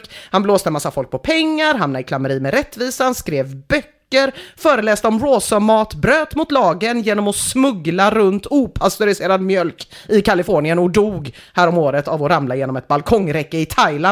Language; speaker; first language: Swedish; native; Swedish